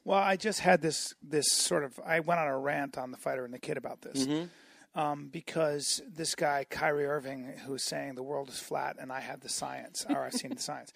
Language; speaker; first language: English; native; English